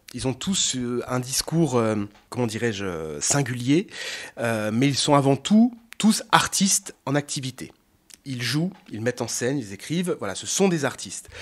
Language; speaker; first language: French; native; French